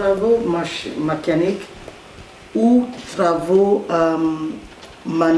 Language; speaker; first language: French; non-native, learner; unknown